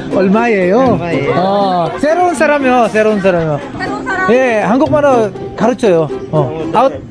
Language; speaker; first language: Korean; non-native, learner; Filipino